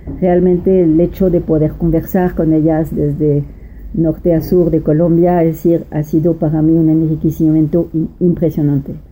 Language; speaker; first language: Spanish; non-native, fluent; French